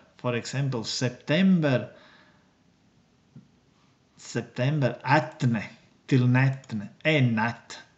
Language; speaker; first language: Swedish; non-native, learner; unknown